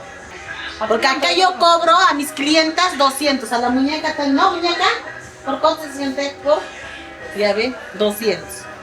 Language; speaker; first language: Spanish; native; Spanish